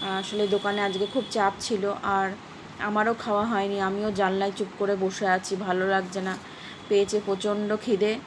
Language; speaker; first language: Bangla; native; Bangla